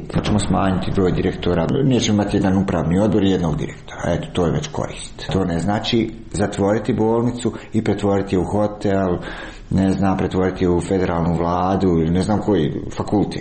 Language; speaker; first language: Serbian; native; Serbian